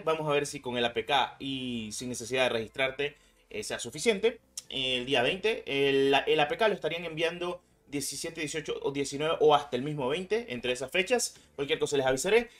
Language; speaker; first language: Spanish; native; Spanish